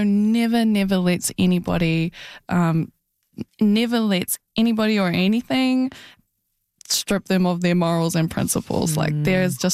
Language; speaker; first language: English; native; English